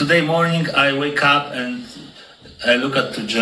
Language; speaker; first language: English; non-native, learner; Polish